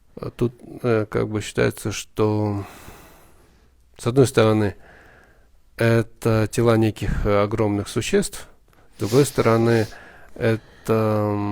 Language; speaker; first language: Russian; native; Russian